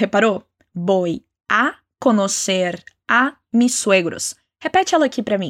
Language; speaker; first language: Portuguese; native; Portuguese